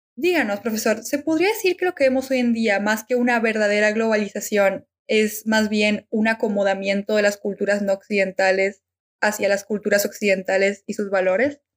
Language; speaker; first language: Spanish; native; Spanish